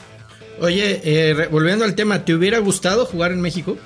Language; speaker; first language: Spanish; native; Spanish